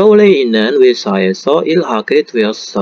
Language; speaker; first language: Korean; non-native, fluent; Indonesian